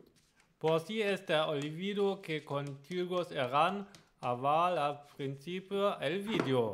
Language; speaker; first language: Spanish; non-native, learner; German